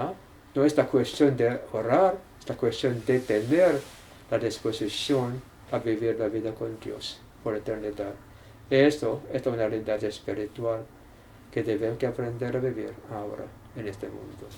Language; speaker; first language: Spanish; non-native, learner; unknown